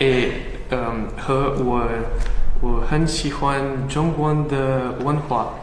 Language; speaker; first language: Chinese; non-native, learner; French